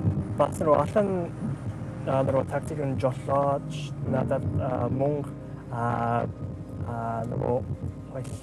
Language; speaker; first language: Mongolian; non-native, learner; English